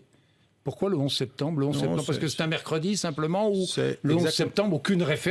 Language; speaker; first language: French; native; French